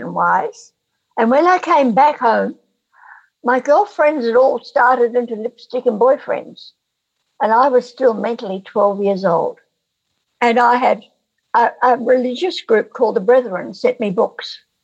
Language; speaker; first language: English; native; English